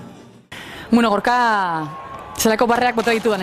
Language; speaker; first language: Basque; native; Basque